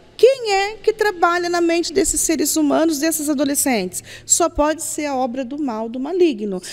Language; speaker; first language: Portuguese; native; Portuguese